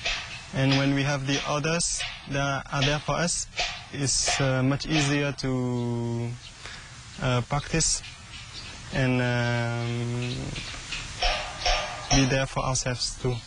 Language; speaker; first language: English; non-native, fluent; French